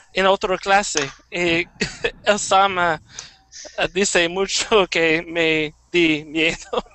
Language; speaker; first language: Spanish; non-native, learner; English